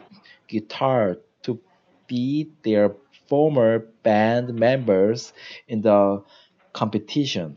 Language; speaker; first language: English; non-native, learner; Korean